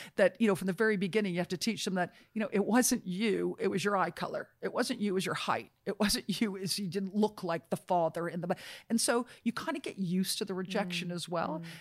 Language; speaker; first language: English; native; English